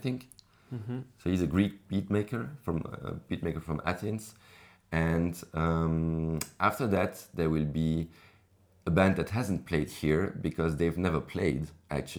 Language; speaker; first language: English; non-native, fluent; French